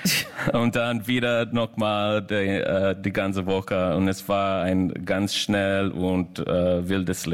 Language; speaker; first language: German; non-native, learner; English